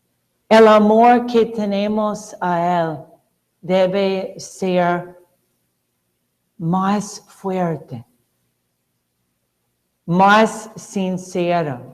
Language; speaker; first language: Spanish; non-native, fluent; English